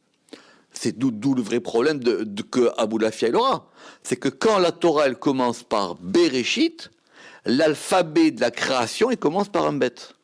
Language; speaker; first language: French; native; French